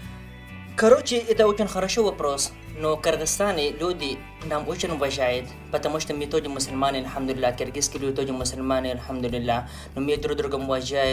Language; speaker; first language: Russian; non-native, learner; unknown